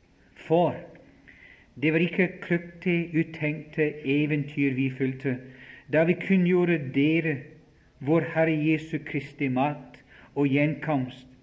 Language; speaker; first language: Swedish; non-native, fluent; English